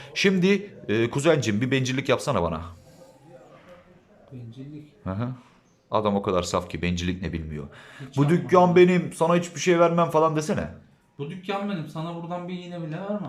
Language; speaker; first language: Turkish; native; Turkish